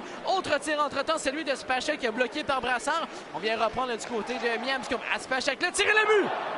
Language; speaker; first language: French; native; French